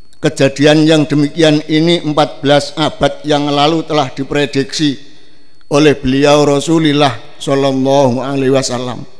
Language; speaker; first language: Indonesian; non-native, local second language; Javanese